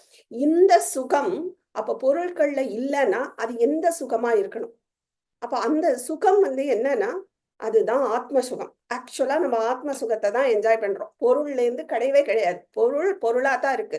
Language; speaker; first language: Tamil; native; Tamil